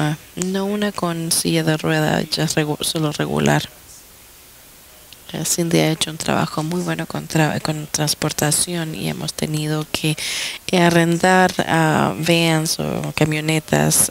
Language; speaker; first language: Spanish; non-native, fluent; English